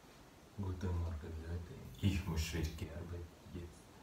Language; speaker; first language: German; non-native, learner; Russian